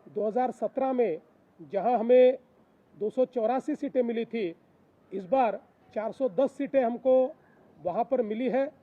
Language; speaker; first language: Hindi; non-native, local second language; Marathi